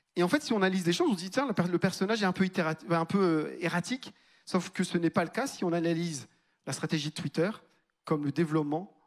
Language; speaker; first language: French; native; French